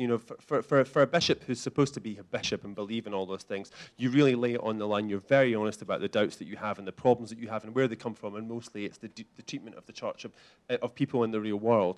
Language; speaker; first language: English; native; English